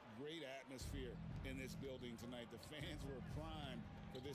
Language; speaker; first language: English; native; English